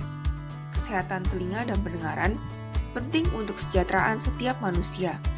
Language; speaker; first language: Indonesian; native; Indonesian